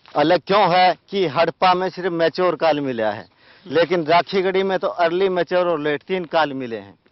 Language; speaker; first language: Hindi; native; Hindi